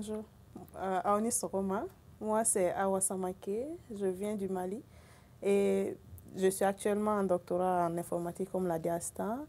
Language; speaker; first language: French; non-native, local second language; Bambara